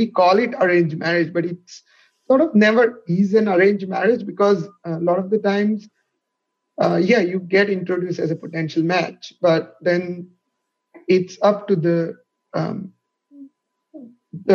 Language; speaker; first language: English; non-native, local second language; Gujarati